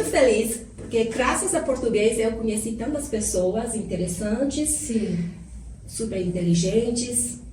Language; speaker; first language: Portuguese; non-native, fluent; Chinese